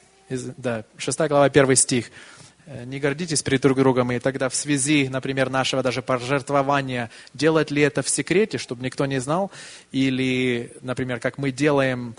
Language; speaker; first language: Russian; early bilingual, heritage; Russian